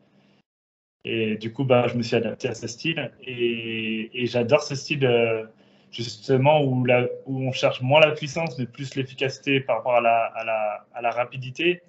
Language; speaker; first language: French; native; French